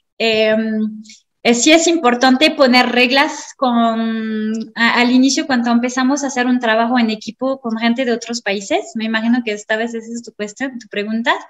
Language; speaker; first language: Spanish; non-native, fluent; French